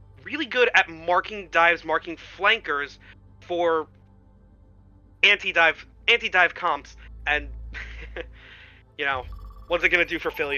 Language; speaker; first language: English; native; English